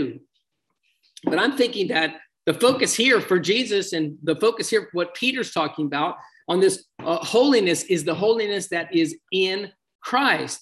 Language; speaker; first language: English; native; English